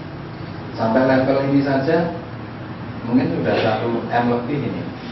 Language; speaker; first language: Indonesian; native; Indonesian